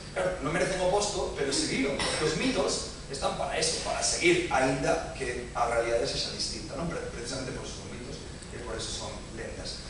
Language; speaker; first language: Spanish; native; Spanish